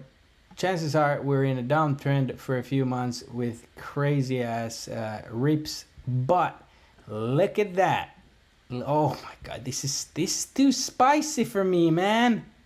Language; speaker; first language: English; native; English